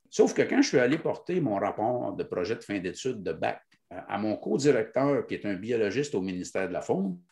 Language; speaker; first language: French; native; French